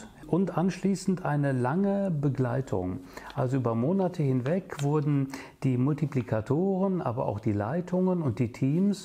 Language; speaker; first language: German; native; German